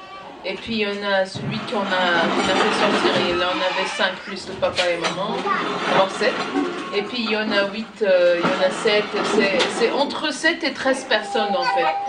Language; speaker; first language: French; non-native, local second language; Arabic